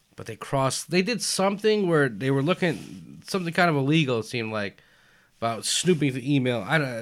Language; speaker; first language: English; early bilingual, other home language; Albanian